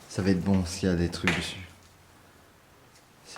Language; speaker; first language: French; native; French